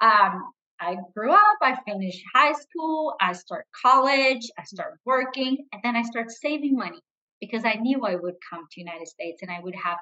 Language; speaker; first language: English; non-native, fluent; Portuguese